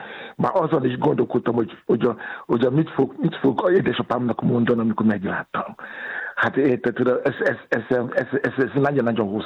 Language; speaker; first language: Hungarian; non-native, fluent; Yoruba